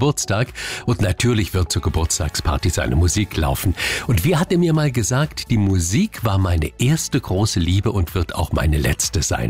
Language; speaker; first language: German; native; German